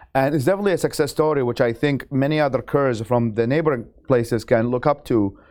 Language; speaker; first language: English; non-native, fluent; Arabic